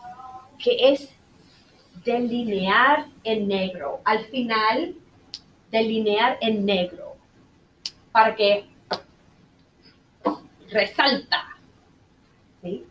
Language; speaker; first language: Spanish; non-native, fluent; English